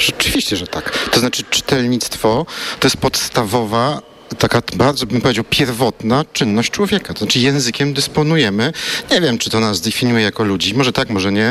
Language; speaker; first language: Polish; native; Polish